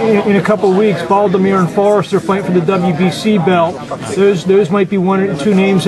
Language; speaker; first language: English; native; English